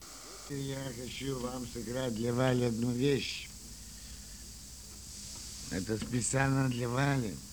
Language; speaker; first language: Russian; native; Russian